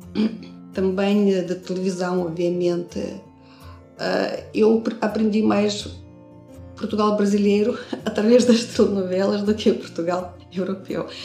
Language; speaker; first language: Portuguese; non-native, fluent; Russian